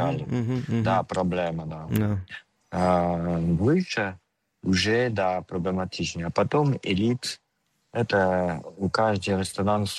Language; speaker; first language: Russian; non-native, fluent; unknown